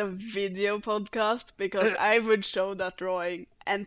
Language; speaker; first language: English; non-native, fluent; Norwegian